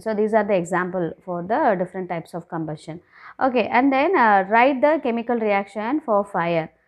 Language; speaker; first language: English; non-native, local second language; Tamil